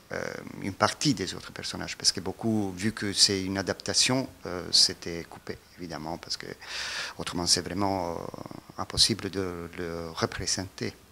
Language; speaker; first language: French; non-native, fluent; Italian